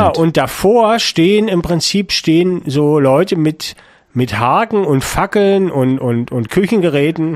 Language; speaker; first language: German; native; German